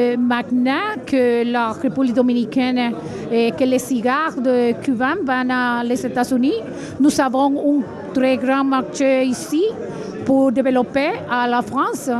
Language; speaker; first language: French; non-native, learner; Spanish